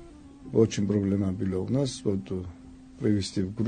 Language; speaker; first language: Russian; non-native, fluent; Georgian